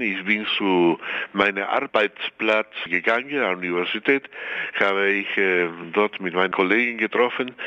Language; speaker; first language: German; non-native, fluent; Spanish